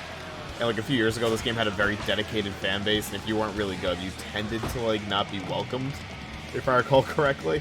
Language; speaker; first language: English; native; English